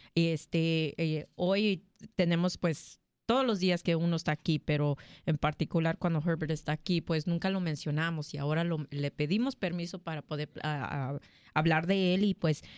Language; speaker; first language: Spanish; early bilingual, heritage; Spanish